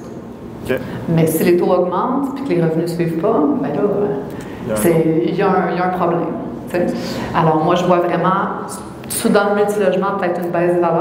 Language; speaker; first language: French; native; French